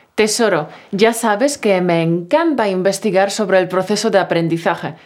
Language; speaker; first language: Spanish; native; Spanish